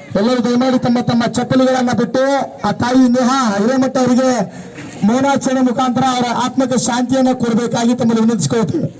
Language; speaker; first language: Kannada; native; Kannada